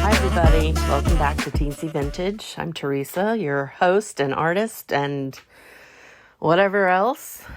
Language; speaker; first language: English; native; English